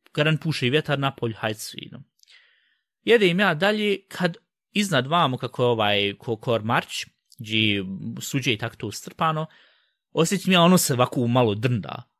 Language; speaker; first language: Bosnian; early bilingual, heritage; Bosnian